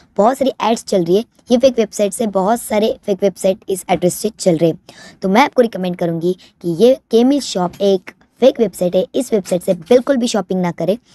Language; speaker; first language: Hindi; native; Hindi